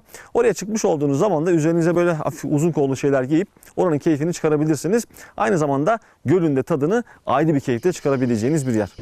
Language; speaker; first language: Turkish; native; Turkish